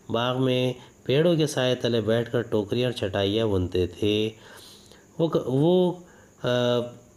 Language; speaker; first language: Urdu; native; Urdu